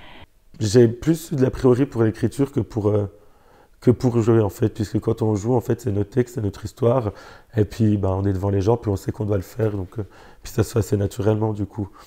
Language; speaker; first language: French; native; French